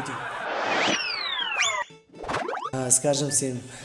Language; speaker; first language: Russian; non-native, local second language; Tajik